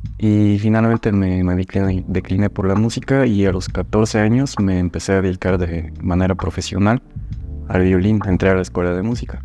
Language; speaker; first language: Spanish; non-native, fluent; Bulgarian